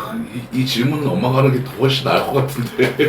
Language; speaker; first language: Korean; native; Korean